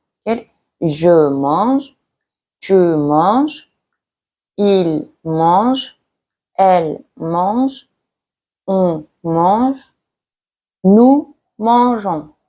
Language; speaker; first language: French; non-native, fluent; Mongolian